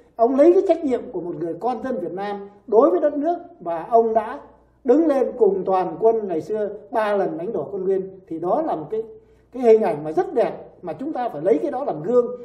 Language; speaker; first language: Vietnamese; native; Vietnamese